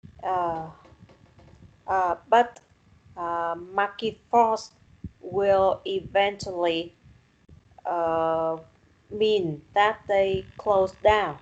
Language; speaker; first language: English; non-native, learner; Vietnamese